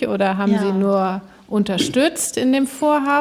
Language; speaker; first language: German; native; German